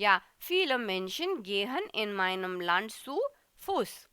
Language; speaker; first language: German; non-native, fluent; Hindi